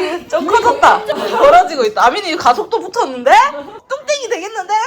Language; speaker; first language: Korean; native; Korean